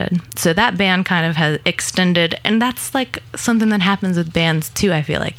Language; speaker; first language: English; native; English